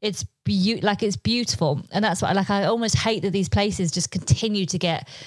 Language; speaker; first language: English; non-native, local second language; Polish